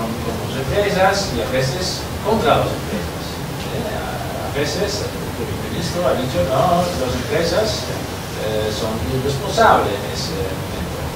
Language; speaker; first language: Spanish; non-native, learner; Dutch